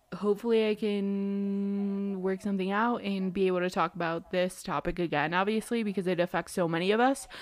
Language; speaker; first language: English; early bilingual, other home language; Spanish